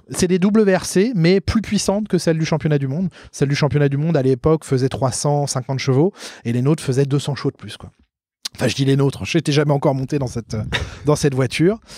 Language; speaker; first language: French; native; French